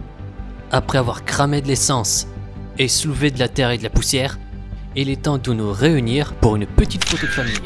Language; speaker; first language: French; native; French